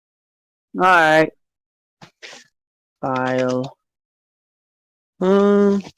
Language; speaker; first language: English; native; English